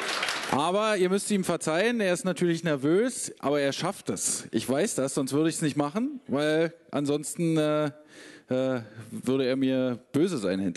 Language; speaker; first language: German; native; German